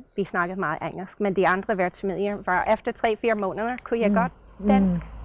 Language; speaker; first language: Danish; non-native, fluent; English